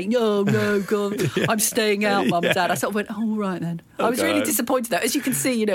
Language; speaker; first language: English; native; English